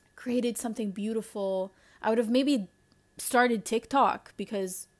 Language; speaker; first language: English; non-native, fluent; Arabic